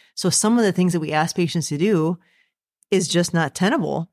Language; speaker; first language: English; native; English